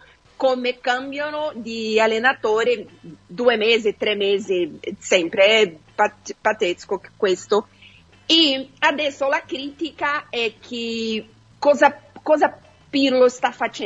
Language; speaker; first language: Italian; non-native, fluent; Portuguese